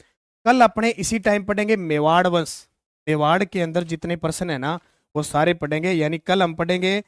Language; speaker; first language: Hindi; native; Hindi